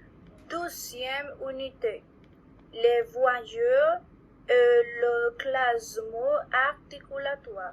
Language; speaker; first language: French; non-native, learner; Spanish